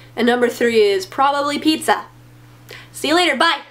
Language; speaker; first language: English; native; English